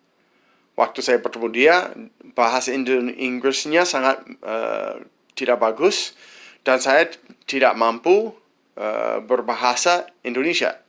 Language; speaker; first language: Indonesian; non-native, fluent; English